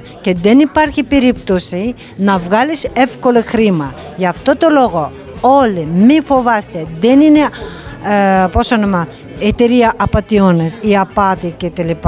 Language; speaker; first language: Greek; non-native, learner; Russian